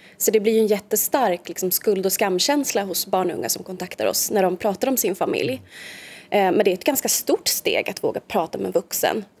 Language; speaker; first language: Swedish; native; Swedish